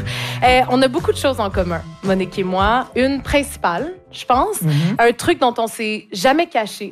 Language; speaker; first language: French; native; French